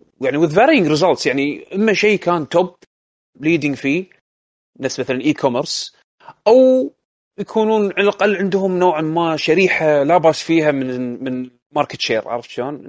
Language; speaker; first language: Arabic; native; Arabic